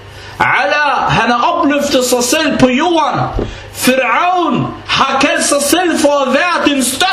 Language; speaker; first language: Danish; early bilingual, other home language; Arabic